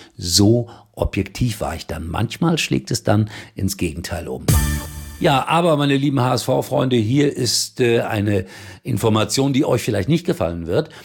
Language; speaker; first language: German; native; German